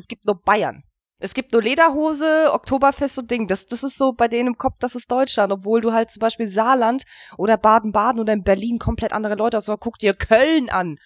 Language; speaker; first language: German; early bilingual, other home language; Russian